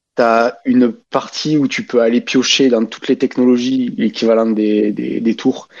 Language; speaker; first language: French; native; French